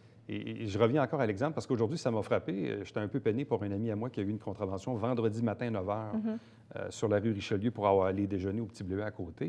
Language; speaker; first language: French; native; French